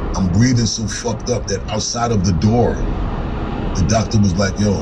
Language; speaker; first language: English; native; English